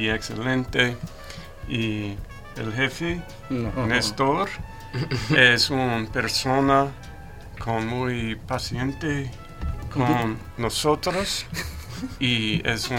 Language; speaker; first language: Spanish; non-native, learner; English